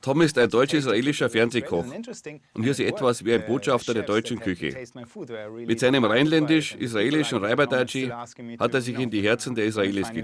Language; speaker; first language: German; native; German